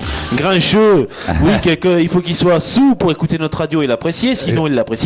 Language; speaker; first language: French; native; French